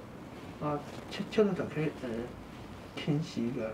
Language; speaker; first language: Japanese; non-native, learner; Chinese